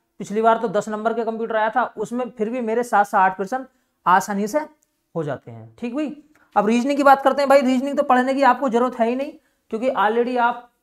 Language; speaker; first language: Hindi; native; Hindi